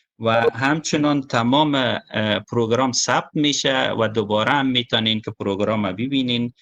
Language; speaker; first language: Persian; native; Persian